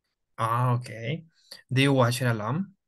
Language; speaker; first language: English; non-native, fluent; Spanish